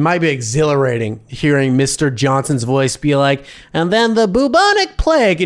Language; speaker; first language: English; native; English